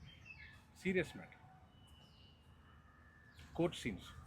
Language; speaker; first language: Kannada; non-native, learner; Telugu